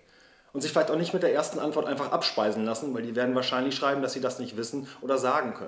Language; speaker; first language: German; native; German